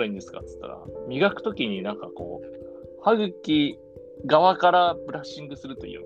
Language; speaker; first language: Japanese; native; Japanese